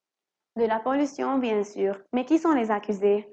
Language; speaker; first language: French; non-native, learner; Arabic